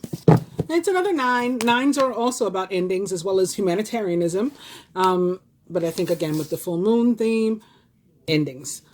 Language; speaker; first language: English; native; English